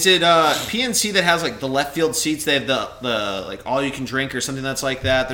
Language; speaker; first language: English; native; English